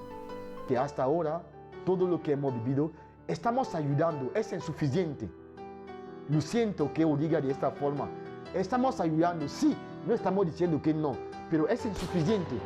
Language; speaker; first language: Spanish; non-native, fluent; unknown